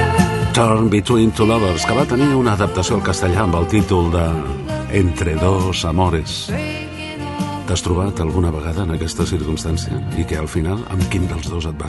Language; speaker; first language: Catalan; native; Catalan